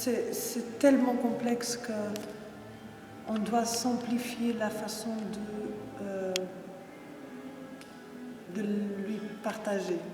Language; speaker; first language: French; non-native, fluent; Portuguese